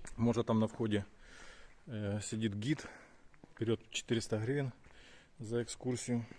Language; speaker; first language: Russian; native; Russian